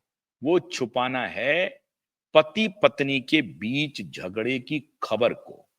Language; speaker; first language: Hindi; native; Hindi